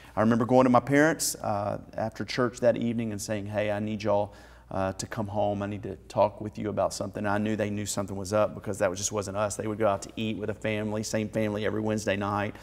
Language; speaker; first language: English; native; English